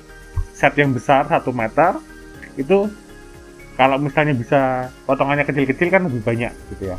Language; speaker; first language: Indonesian; native; Indonesian